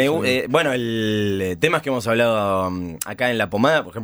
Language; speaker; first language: Spanish; native; Spanish